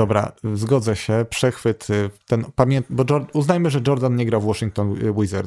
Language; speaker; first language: Polish; native; Polish